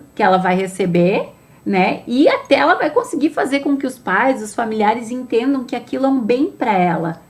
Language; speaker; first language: Portuguese; native; Portuguese